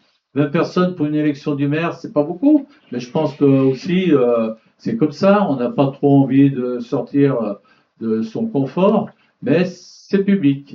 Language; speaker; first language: French; native; French